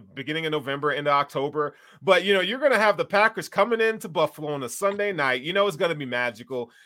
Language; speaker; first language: English; native; English